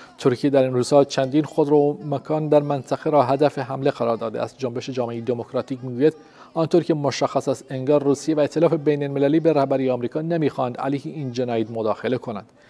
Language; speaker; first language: Persian; non-native, local second language; Central Kurdish